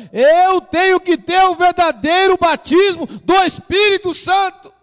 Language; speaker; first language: Portuguese; native; Portuguese